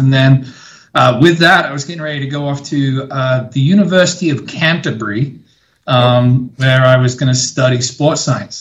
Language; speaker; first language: English; native; English